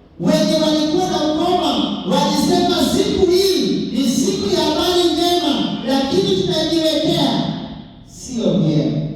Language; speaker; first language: Swahili; non-native, local second language; Luo (Kenya and Tanzania)